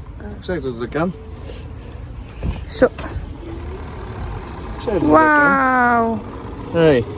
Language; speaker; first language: Dutch; non-native, learner; Thai